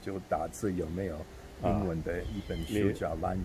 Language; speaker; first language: Chinese; non-native, fluent; English